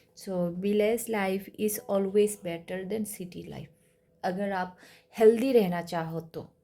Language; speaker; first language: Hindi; non-native, local second language; Kok Borok